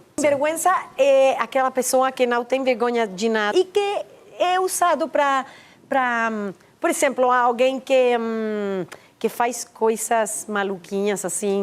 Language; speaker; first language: Portuguese; non-native, fluent; Spanish